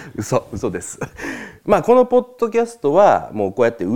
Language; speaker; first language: Japanese; native; Japanese